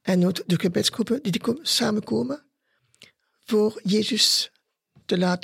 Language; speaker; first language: Dutch; non-native, local second language; French